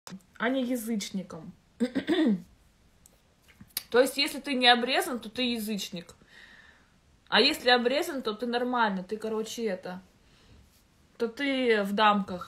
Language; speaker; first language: Russian; native; Russian